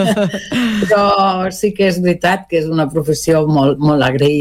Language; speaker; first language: Catalan; non-native, local second language; Spanish